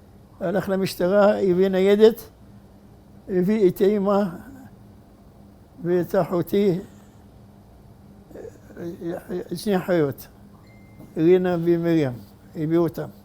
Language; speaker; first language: Hebrew; non-native, fluent; Arabic